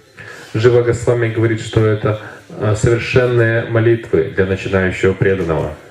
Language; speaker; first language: Russian; native; Russian